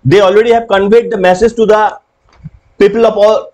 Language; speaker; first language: English; non-native, local second language; Bangla